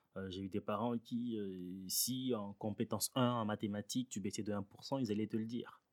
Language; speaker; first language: French; early bilingual, other home language; Swahili